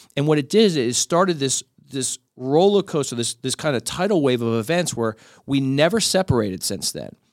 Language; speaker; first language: English; native; English